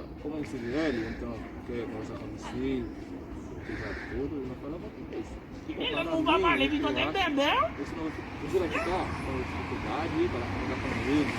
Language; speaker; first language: Portuguese; non-native, learner; Haitian Creole